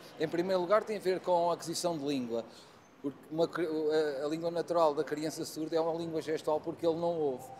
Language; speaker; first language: Portuguese; native; Portuguese